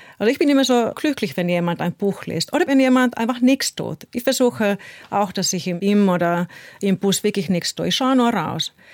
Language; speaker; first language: German; non-native, fluent; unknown